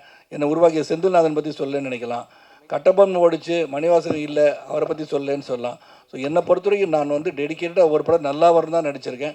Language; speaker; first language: Tamil; native; Tamil